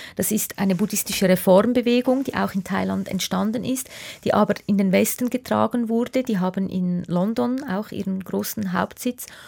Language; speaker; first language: German; native; German